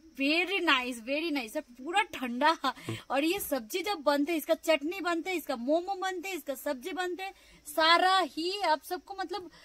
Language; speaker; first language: Hindi; non-native, local second language; Bangla